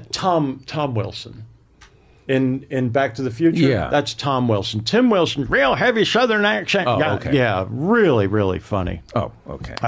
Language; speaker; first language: English; native; English